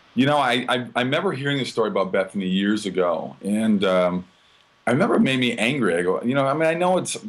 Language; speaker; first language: English; native; English